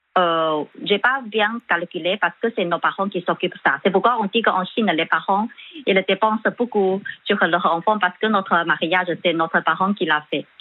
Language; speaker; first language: French; non-native, fluent; Chinese